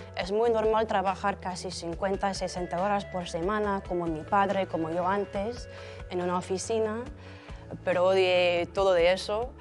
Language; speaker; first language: Spanish; non-native, fluent; English